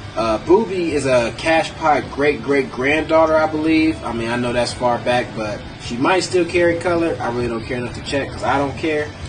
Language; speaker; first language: English; native; English